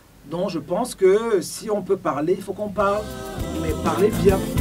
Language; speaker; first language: French; non-native, local second language; Duala